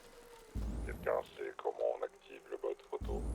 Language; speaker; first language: French; native; French